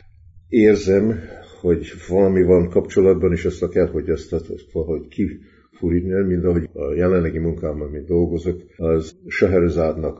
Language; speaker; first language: Hungarian; early bilingual, heritage; Hungarian